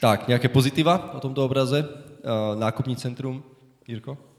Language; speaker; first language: Czech; native; Czech